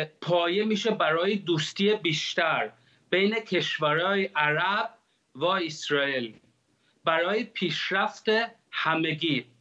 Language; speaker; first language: Persian; early bilingual, heritage; Persian